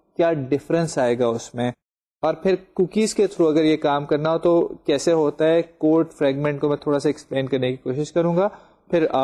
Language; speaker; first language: Urdu; native; Urdu